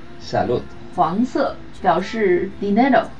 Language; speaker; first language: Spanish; non-native, learner; Chinese